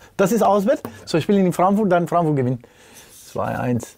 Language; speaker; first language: German; non-native, fluent; Spanish